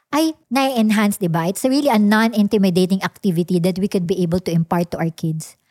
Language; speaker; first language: English; non-native, local second language; Filipino